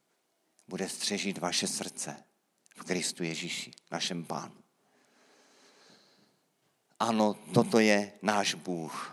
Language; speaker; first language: Czech; native; Czech